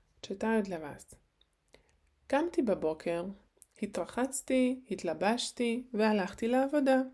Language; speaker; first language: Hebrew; non-native, fluent; Ukrainian